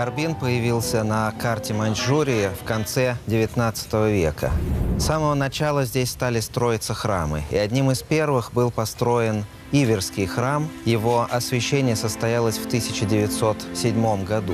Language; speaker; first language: Russian; native; Russian